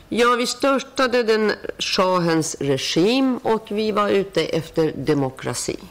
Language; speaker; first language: Swedish; non-native, fluent; Persian